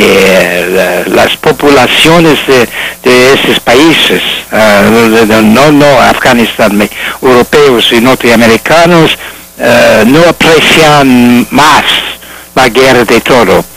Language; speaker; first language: Spanish; non-native, fluent; French